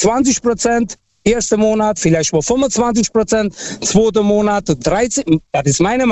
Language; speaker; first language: German; non-native, local second language; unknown